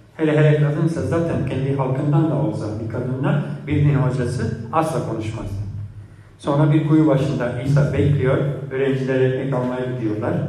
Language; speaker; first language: Turkish; non-native, fluent; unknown